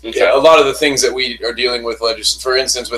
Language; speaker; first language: English; native; English